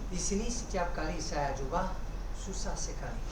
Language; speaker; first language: Indonesian; non-native, learner; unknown